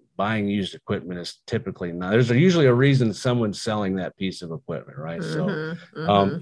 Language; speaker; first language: English; native; English